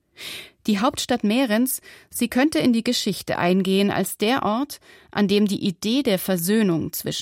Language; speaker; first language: German; native; German